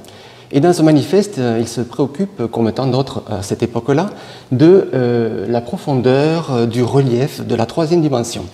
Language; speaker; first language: French; native; French